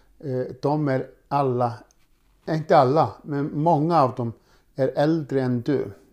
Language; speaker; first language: Swedish; non-native, fluent; Icelandic